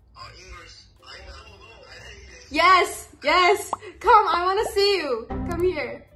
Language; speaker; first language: English; non-native, fluent; Persian